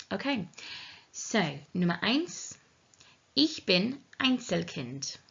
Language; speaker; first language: German; non-native, learner; English